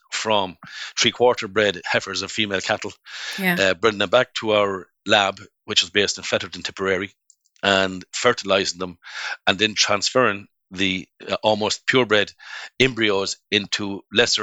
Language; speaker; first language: English; native; English